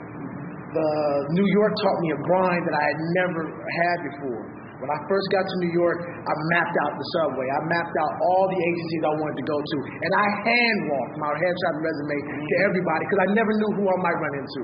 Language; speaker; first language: English; native; English